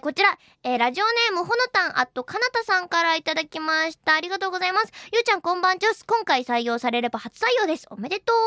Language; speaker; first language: Japanese; native; Japanese